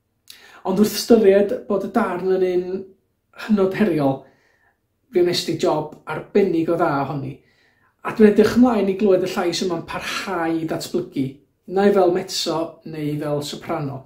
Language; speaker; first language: Welsh; native; Welsh